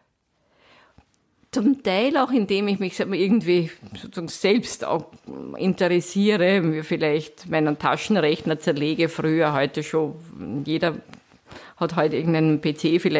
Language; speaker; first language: German; native; German